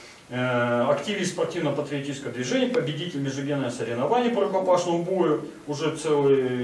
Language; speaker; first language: Russian; native; Russian